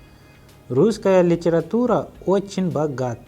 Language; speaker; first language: Russian; non-native, fluent; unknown